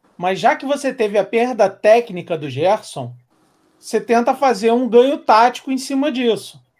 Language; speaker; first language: Portuguese; native; Portuguese